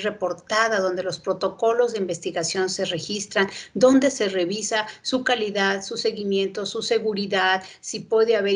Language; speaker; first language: Spanish; native; Spanish